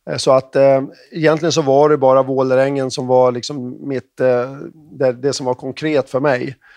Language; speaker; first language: Swedish; native; Swedish